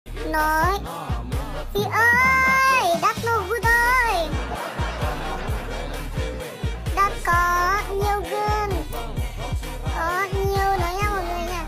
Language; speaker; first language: Vietnamese; non-native, learner; Indonesian